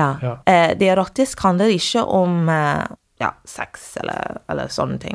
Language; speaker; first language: Norwegian; non-native, fluent; English